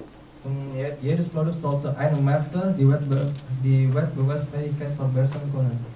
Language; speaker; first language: German; non-native, learner; Indonesian